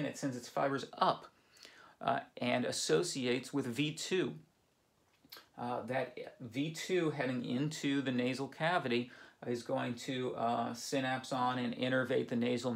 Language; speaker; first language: English; native; English